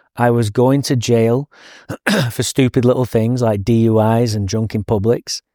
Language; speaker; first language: English; native; English